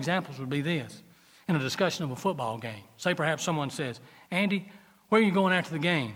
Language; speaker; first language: English; native; English